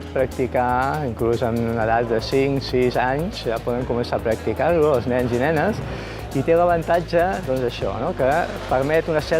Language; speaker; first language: Catalan; native; Catalan